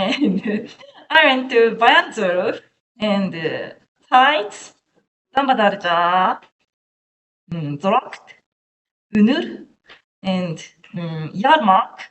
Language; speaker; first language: English; non-native, learner; Japanese